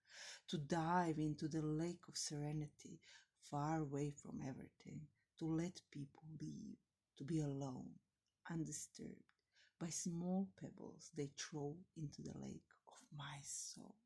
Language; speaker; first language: English; non-native, fluent; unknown